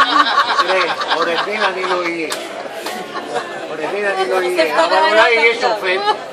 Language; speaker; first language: Hebrew; non-native, fluent; Spanish